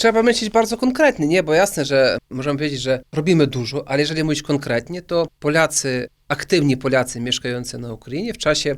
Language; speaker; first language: Polish; early bilingual, heritage; Polish